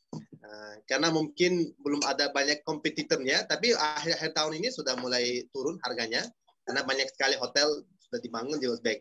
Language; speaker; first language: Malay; non-native, fluent; Uzbek